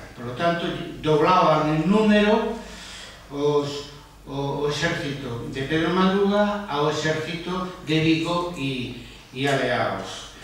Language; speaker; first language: Spanish; non-native, local second language; Galician